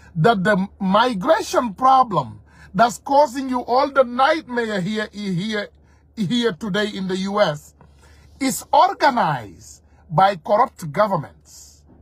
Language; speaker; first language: English; non-native, fluent; Wolof